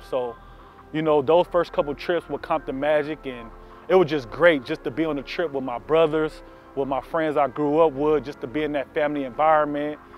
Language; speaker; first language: English; native; English